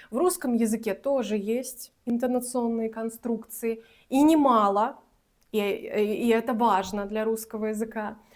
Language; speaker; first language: Russian; native; Russian